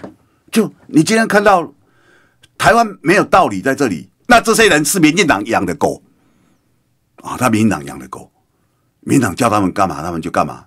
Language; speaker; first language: Chinese; native; Chinese